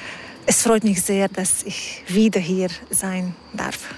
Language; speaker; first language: German; non-native, fluent; Hungarian